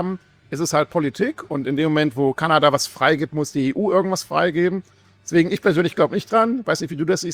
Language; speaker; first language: German; native; German